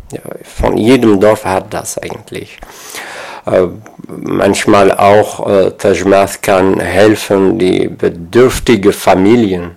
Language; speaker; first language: German; non-native, learner; Kabyle